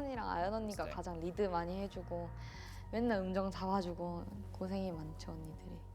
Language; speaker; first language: Korean; non-native, fluent; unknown